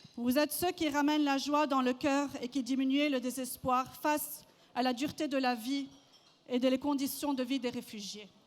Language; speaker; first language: French; non-native, local second language; Arabic